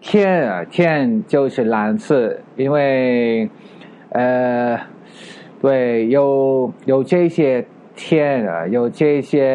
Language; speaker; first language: Chinese; non-native, learner; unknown